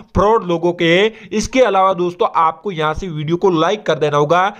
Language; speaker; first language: Hindi; non-native, local second language; Gujarati